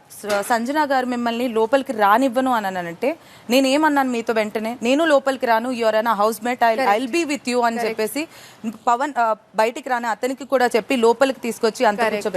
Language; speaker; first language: Telugu; native; Telugu